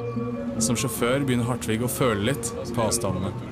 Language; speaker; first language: Norwegian; native; Norwegian